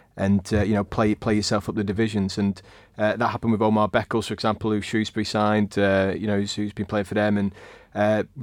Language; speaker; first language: English; native; English